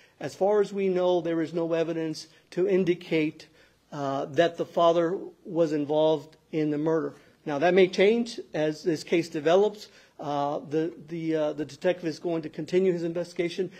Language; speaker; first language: English; early bilingual, other home language; Spanish